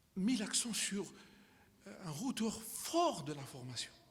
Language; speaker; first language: French; non-native, local second language; Arabic